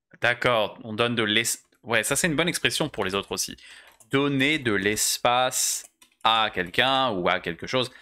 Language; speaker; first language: French; native; French